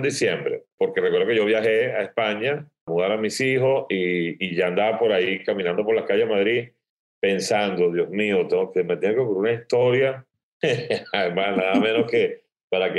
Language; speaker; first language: Spanish; native; Spanish